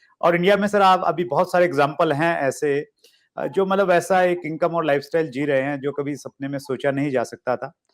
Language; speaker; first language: Hindi; native; Hindi